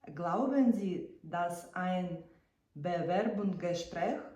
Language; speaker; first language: German; non-native, learner; Ukrainian